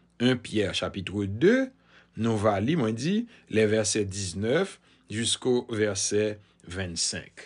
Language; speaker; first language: French; non-native, local second language; Haitian Creole